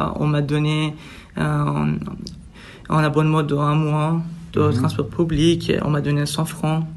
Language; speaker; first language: French; non-native, fluent; Persian